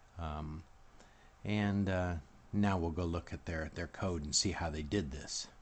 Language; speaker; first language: English; native; English